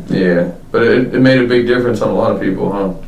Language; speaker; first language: English; native; English